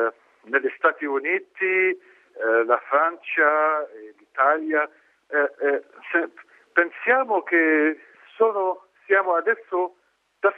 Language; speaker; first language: Italian; non-native, learner; Arabic